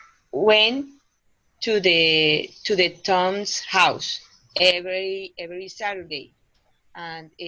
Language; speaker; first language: English; non-native, learner; Spanish